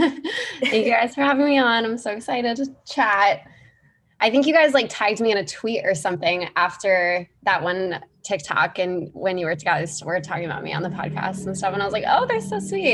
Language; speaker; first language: English; native; English